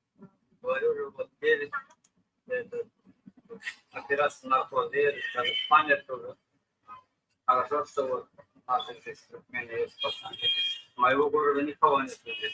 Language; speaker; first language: Russian; non-native, learner; Turkmen